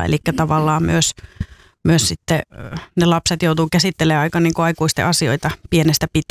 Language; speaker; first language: Finnish; native; Finnish